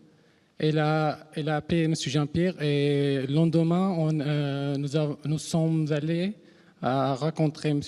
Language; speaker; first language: French; non-native, learner; Arabic